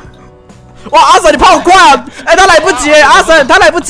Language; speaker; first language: Chinese; native; Chinese